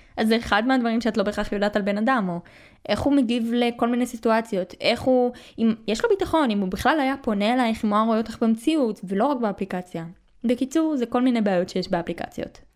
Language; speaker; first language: Hebrew; native; Hebrew